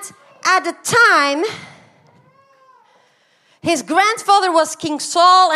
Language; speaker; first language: English; non-native, fluent; Dutch